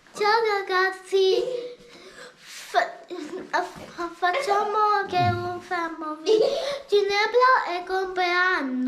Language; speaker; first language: Italian; early bilingual, other home language; Malayalam